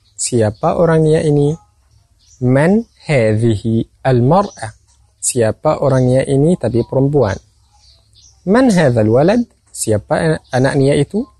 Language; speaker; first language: Indonesian; non-native, fluent; Arabic